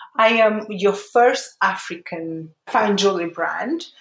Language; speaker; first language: English; early bilingual, other home language; Portuguese